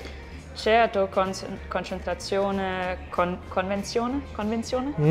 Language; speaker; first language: Italian; non-native, fluent; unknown